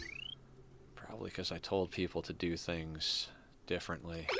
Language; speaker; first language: English; native; English